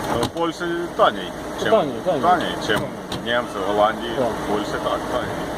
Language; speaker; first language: Polish; non-native, learner; Ukrainian